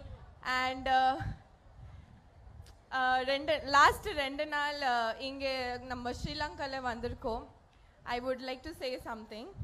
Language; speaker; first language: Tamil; non-native, learner; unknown